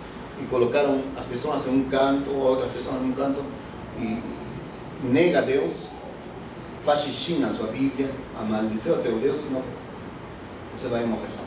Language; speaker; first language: Portuguese; non-native, fluent; Spanish